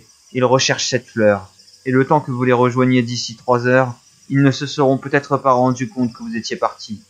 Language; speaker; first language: French; native; French